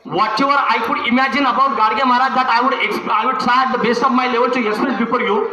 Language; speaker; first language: English; non-native, local second language; Marathi